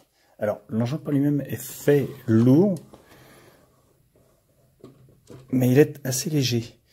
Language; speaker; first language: French; native; French